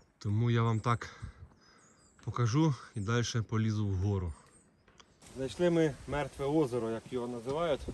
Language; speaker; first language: Ukrainian; non-native, local second language; Russian